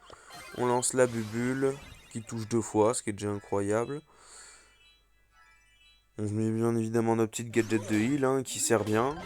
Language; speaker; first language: French; native; French